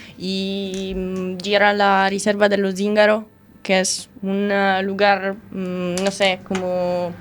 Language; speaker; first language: Spanish; non-native, learner; Italian